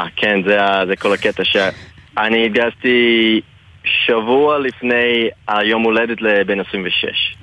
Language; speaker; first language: Hebrew; non-native, fluent; English